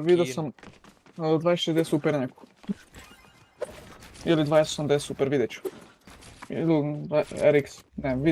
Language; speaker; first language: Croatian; non-native, learner; Macedonian